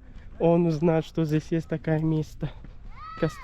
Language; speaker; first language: Russian; non-native, learner; Pashto